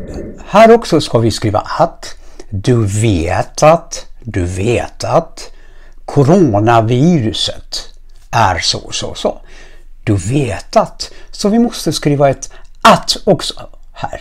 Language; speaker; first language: Swedish; non-native, fluent; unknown